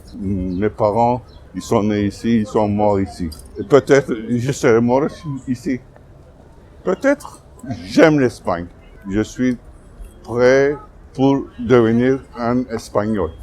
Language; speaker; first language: French; non-native, fluent; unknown